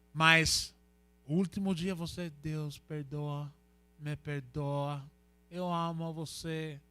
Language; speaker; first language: Portuguese; non-native, learner; Spanish